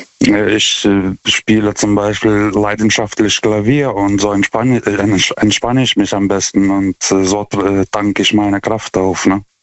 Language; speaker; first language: German; non-native, fluent; Lithuanian